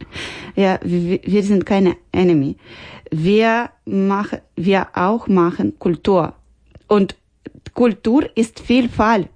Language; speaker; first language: German; non-native, learner; Ukrainian